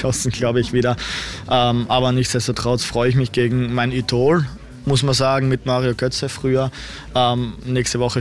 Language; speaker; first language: German; native; German